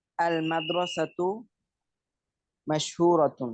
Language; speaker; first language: Arabic; non-native, learner; Bangla